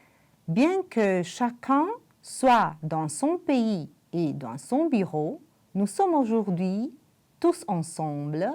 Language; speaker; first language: French; non-native, fluent; Romanian